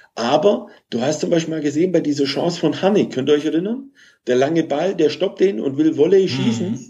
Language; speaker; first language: German; native; German